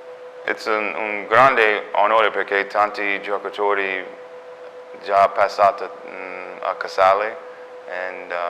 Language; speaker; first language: Italian; non-native, learner; English